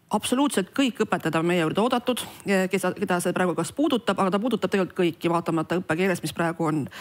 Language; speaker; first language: Estonian; non-native, local second language; Russian